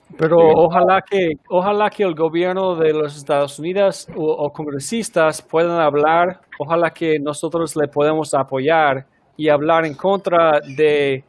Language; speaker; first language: Spanish; non-native, fluent; English